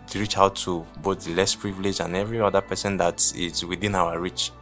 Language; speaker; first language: English; non-native, local second language; Igbo